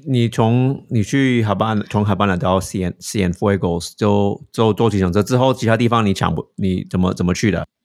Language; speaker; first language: Chinese; non-native, fluent; English